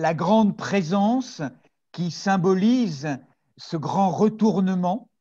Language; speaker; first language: French; native; French